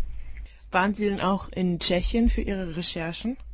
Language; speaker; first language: German; native; German